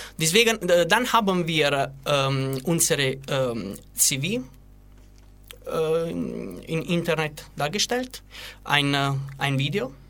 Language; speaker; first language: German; non-native, learner; Italian